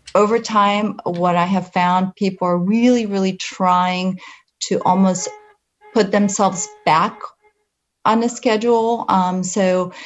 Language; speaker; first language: English; non-native, fluent; Polish